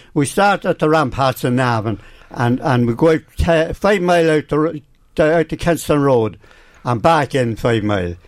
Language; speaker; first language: English; native; English